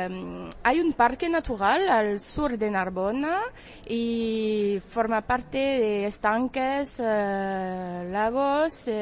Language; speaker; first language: Spanish; non-native, fluent; French